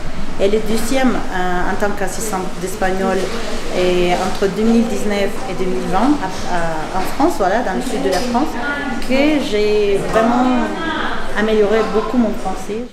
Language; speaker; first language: French; non-native, fluent; Spanish